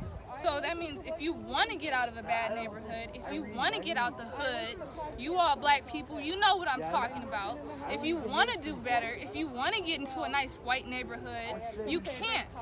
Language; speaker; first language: English; native; English